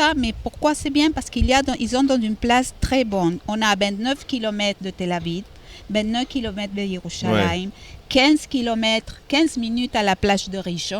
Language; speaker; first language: French; non-native, fluent; Spanish